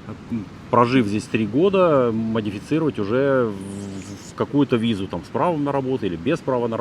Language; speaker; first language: Russian; native; Russian